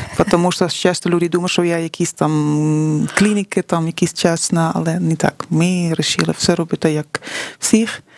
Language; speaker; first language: Ukrainian; non-native, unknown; Dutch